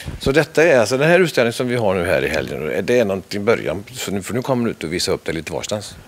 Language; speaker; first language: Swedish; native; Swedish